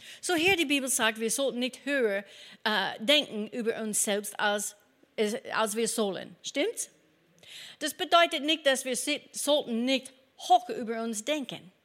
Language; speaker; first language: German; non-native, fluent; English